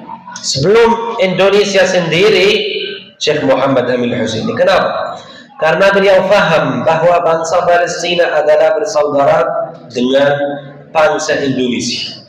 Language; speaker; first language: Indonesian; non-native, fluent; Arabic